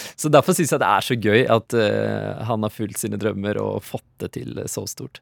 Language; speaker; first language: Norwegian; early bilingual, other home language; Urdu